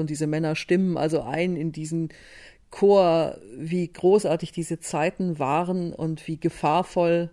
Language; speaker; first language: German; native; German